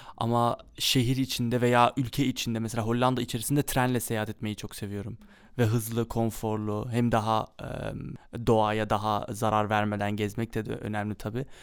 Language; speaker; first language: Turkish; early bilingual, heritage; Turkish